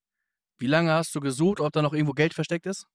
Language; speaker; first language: German; native; German